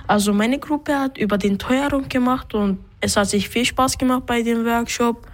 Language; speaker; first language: German; early bilingual, other home language; Turkish